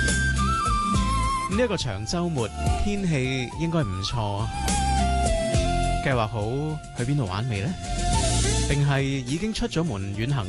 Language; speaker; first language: Chinese; non-native, local second language; Cantonese